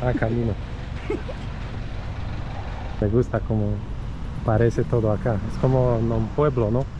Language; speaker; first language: Spanish; non-native, learner; Romanian